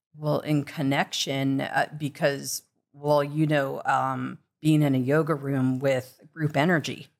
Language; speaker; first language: English; native; English